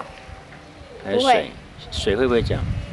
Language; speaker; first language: Chinese; native; Chinese